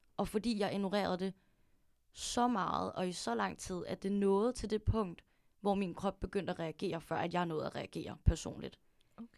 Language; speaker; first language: Danish; early bilingual, other home language; Filipino